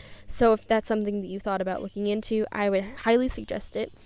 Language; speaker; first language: English; native; English